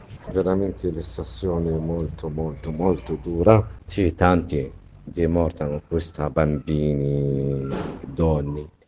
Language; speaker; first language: Italian; non-native, learner; Arabic